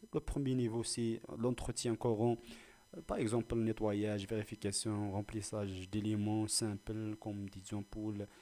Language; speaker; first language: French; non-native, local second language; Arabic